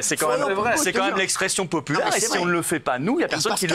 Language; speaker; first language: French; native; French